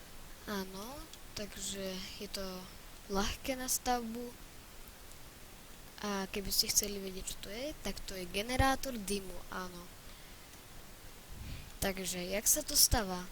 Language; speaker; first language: Slovak; native; Slovak